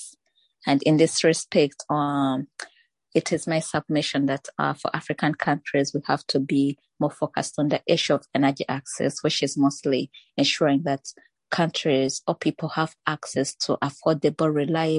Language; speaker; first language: English; non-native, local second language; Ganda